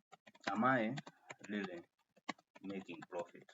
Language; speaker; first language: English; native; English